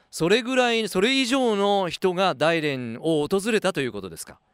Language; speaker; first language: Japanese; non-native, fluent; Chinese